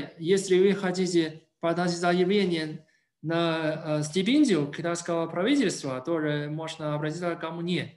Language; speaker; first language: Russian; non-native, fluent; Chinese